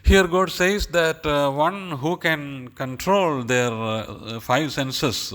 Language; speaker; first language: English; non-native, local second language; Malayalam